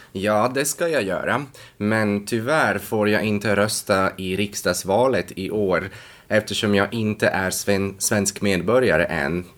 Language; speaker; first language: Swedish; non-native, fluent; Latvian